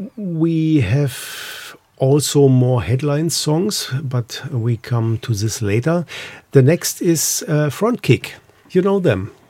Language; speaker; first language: English; non-native, learner; German